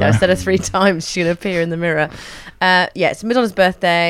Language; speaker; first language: English; native; English